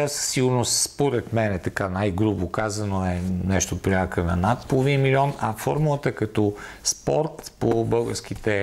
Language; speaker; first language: Bulgarian; native; Bulgarian